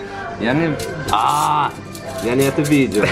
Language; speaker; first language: Russian; non-native, learner; English